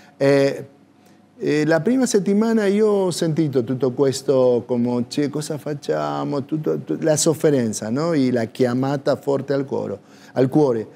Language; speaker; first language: Italian; non-native, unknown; Spanish